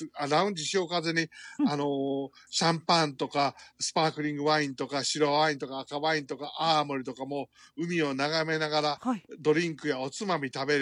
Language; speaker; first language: Japanese; native; Japanese